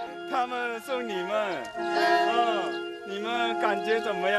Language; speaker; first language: Chinese; non-native, fluent; Korean